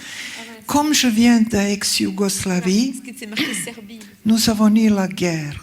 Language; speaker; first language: French; non-native, fluent; Croatian